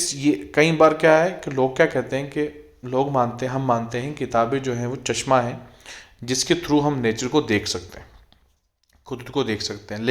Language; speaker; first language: Urdu; native; Urdu